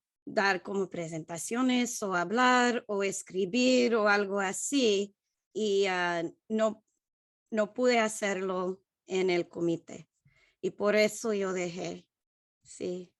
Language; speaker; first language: Spanish; non-native, learner; English